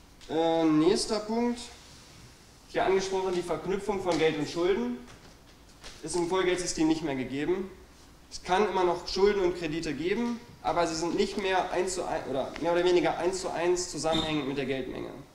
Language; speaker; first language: German; native; German